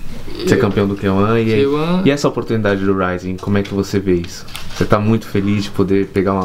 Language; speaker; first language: Portuguese; native; Portuguese